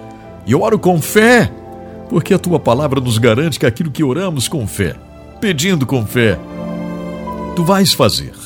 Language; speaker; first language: Portuguese; native; Portuguese